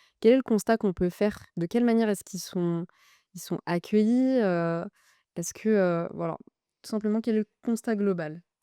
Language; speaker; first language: French; native; French